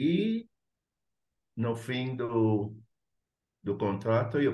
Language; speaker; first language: Portuguese; non-native, fluent; English